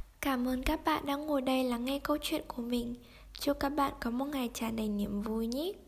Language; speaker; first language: Vietnamese; native; Vietnamese